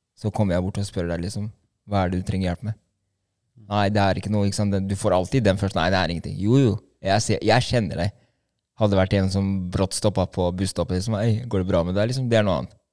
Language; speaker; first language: Norwegian; early bilingual, other home language; Albanian